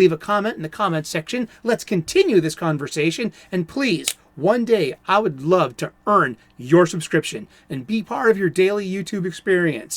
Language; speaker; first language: English; native; English